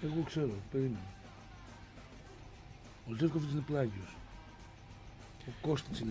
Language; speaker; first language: Greek; native; Greek